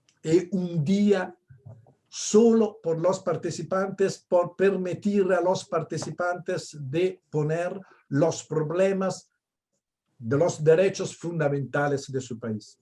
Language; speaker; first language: Spanish; non-native, fluent; Italian